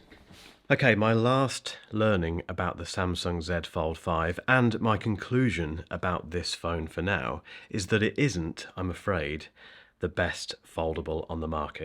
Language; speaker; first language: English; native; English